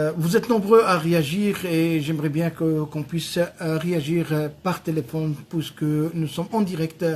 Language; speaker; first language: French; non-native, local second language; Arabic